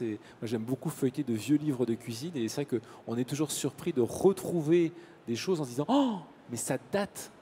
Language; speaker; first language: French; native; French